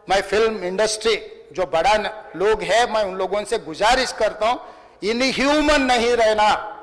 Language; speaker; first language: Hindi; non-native, local second language; Telugu